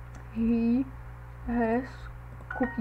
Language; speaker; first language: English; non-native, learner; Czech